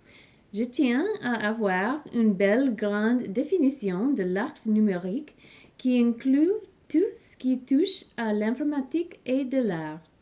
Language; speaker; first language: French; non-native, learner; English